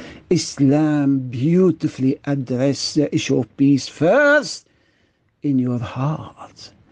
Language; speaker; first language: English; non-native, fluent; Arabic